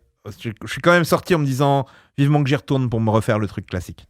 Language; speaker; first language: French; native; French